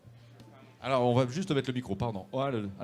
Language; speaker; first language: French; native; French